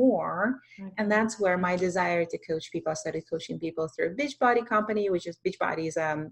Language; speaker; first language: English; non-native, fluent; Russian